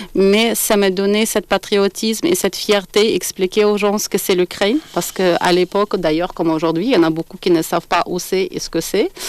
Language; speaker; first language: French; non-native, fluent; Ukrainian